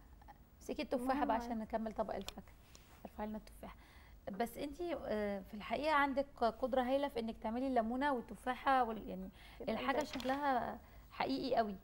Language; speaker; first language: Arabic; native; Arabic